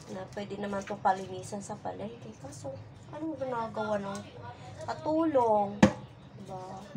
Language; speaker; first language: Filipino; non-native, local second language; Cebuano